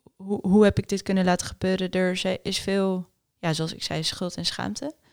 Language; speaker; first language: Dutch; early bilingual, other home language; Afrikaans